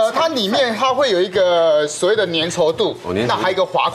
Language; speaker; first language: Chinese; native; Chinese